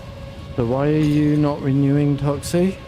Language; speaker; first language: English; native; English